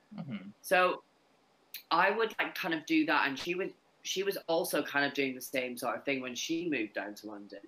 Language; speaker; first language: English; native; English